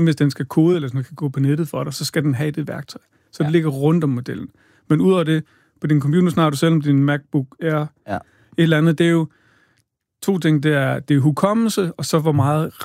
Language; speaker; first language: Danish; native; Danish